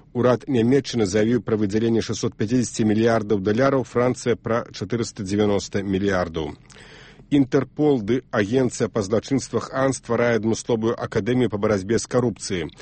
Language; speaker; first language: Belarusian; native; Belarusian